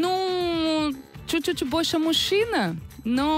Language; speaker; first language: Russian; non-native, learner; Portuguese